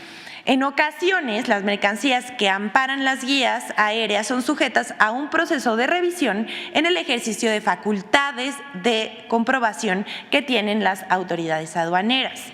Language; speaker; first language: Spanish; native; Spanish